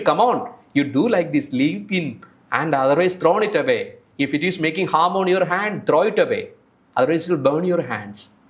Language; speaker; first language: English; non-native, local second language; Malayalam